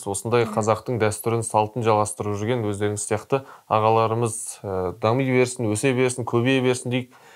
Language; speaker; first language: Kazakh; native; Kazakh